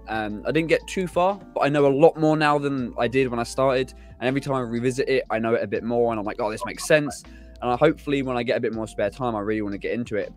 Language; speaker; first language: English; native; English